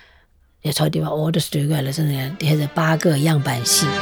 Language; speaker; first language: Danish; non-native, fluent; Chinese